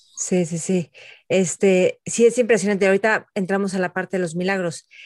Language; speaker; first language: Spanish; native; Spanish